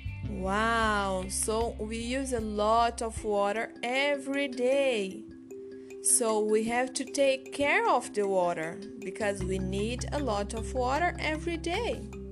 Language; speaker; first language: English; non-native, fluent; Portuguese